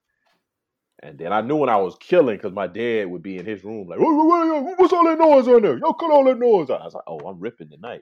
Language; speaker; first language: English; native; English